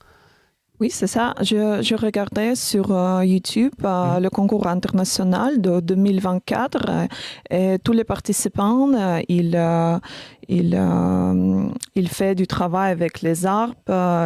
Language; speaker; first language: French; non-native, learner; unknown